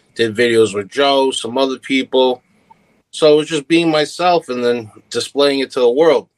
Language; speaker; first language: English; early bilingual, other home language; Italian